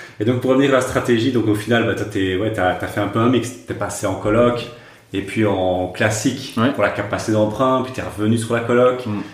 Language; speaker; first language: French; native; French